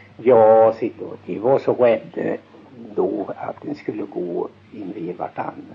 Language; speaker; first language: Swedish; native; Swedish